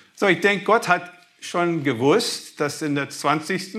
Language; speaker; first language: German; non-native, fluent; English